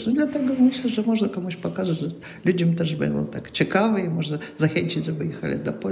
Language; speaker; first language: Polish; non-native, local second language; Russian